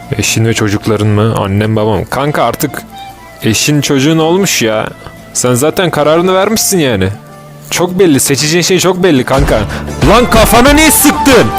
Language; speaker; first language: Turkish; native; Turkish